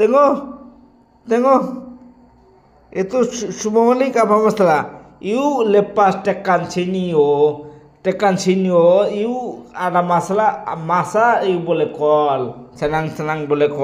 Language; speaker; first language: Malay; non-native, learner; Bangla